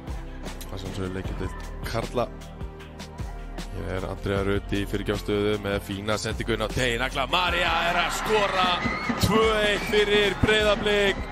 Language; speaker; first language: Icelandic; native; Icelandic